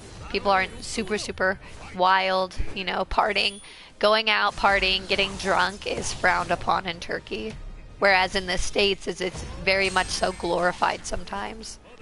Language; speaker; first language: English; early bilingual, other home language; Turkish